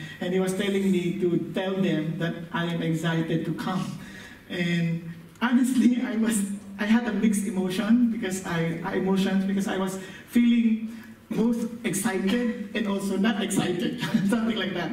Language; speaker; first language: English; non-native, local second language; Filipino